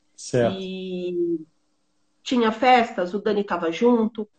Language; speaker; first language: Portuguese; native; Portuguese